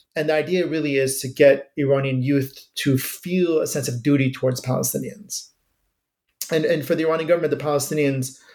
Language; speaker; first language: English; early bilingual, other home language; Persian